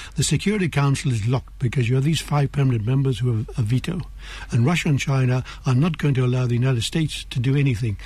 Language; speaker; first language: English; native; English